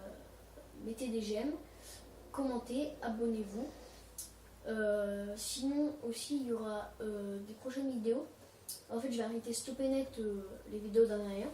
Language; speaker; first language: French; native; French